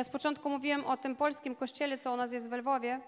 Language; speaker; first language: Polish; non-native, learner; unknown